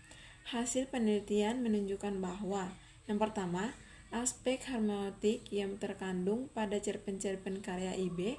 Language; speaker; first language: Indonesian; native; Indonesian